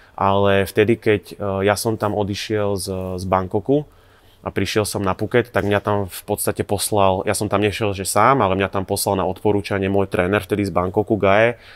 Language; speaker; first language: Slovak; native; Slovak